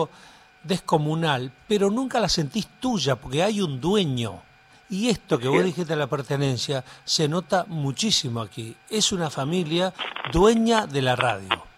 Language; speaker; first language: Spanish; native; Spanish